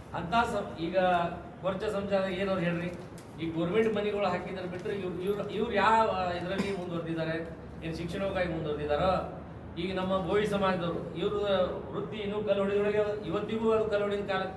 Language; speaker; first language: Kannada; non-native, local second language; Lambadi